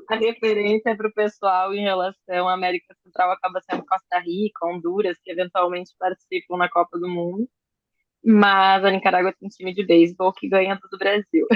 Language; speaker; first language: Portuguese; early bilingual, other home language; Spanish